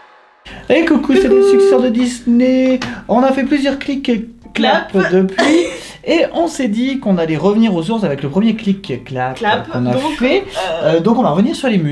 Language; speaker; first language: French; native; French